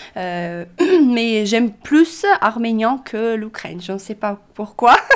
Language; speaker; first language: French; non-native, learner; Russian